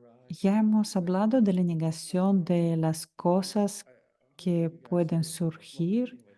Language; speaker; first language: Spanish; non-native, fluent; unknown